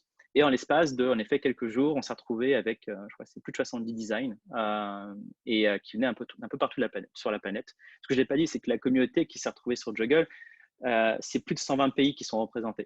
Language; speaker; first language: French; native; French